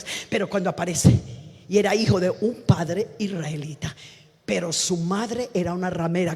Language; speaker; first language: Spanish; native; Spanish